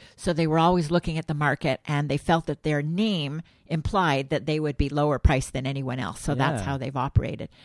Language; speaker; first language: English; native; English